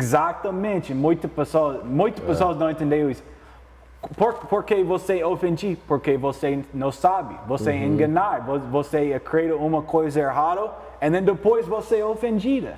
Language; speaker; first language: Portuguese; non-native, learner; English